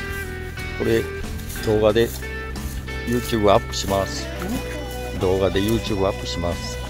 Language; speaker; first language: Japanese; native; Japanese